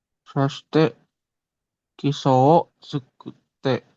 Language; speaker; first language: Japanese; non-native, learner; Indonesian